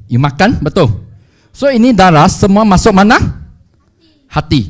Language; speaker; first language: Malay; non-native, local second language; Chinese